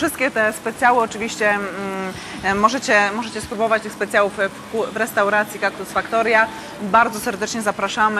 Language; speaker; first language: Polish; native; Polish